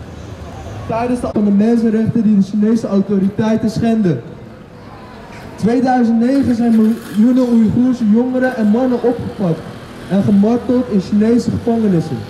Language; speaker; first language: Dutch; early bilingual, other home language; Uyghur